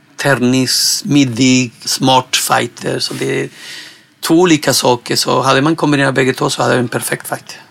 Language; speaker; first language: Swedish; non-native, fluent; Spanish